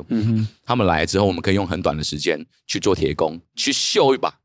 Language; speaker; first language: Chinese; native; Chinese